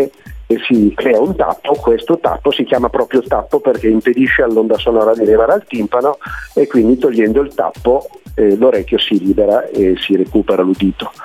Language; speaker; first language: Italian; native; Italian